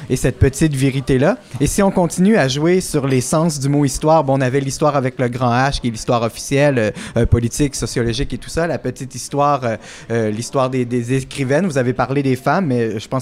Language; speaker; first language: French; native; French